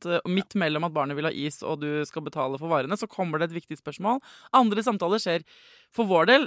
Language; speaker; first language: Norwegian; native; Norwegian